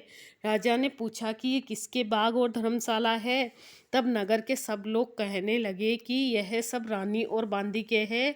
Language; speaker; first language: Hindi; native; Hindi